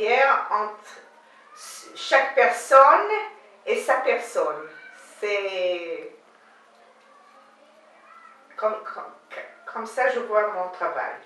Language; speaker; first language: French; non-native, learner; Hebrew